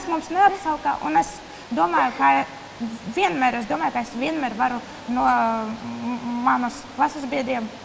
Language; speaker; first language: Latvian; non-native, local second language; Russian